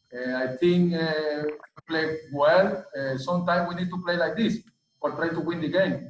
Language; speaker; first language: English; non-native, learner; Spanish